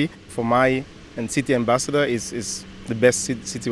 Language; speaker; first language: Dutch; non-native, learner; English